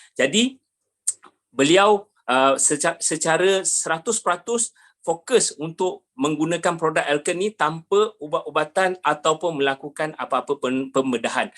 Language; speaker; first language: Malay; native; Malay